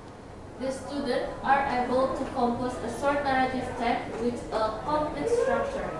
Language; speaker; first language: English; non-native, learner; Indonesian